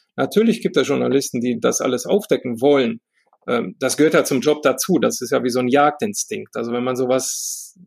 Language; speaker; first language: German; early bilingual, heritage; Romanian